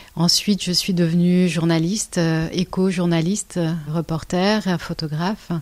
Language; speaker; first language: French; native; French